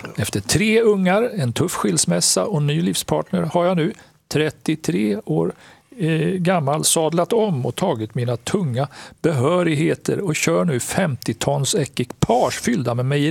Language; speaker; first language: Swedish; native; Swedish